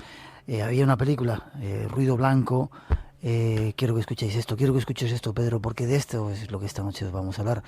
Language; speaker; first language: Spanish; native; Spanish